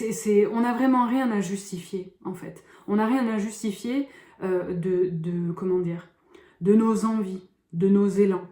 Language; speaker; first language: French; native; French